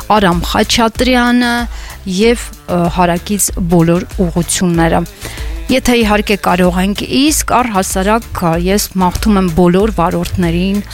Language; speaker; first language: Armenian; native; Armenian